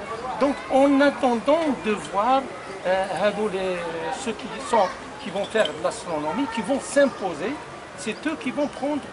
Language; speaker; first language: French; non-native, local second language; Arabic